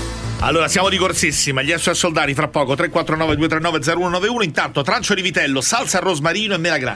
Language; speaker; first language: Italian; native; Italian